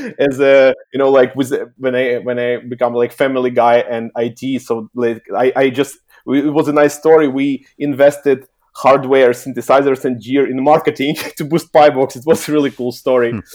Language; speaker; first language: English; non-native, learner; Ukrainian